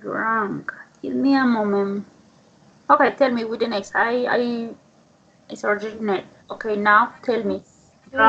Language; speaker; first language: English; non-native, learner; Spanish